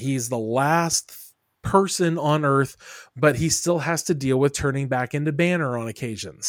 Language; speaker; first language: English; native; English